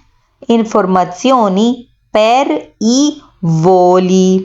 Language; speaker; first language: Italian; non-native, fluent; Urdu